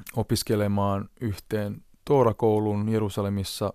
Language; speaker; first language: Finnish; non-native, local second language; Hebrew